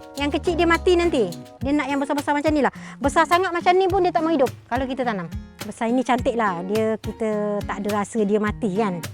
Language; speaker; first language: Malay; native; Malay